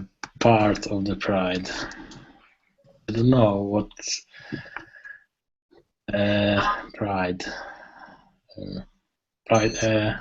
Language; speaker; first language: English; non-native, learner; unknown